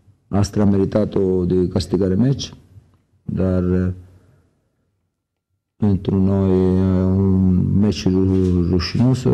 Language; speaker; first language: Romanian; non-native, learner; Italian